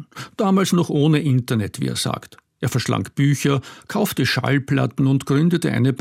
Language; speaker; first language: German; native; German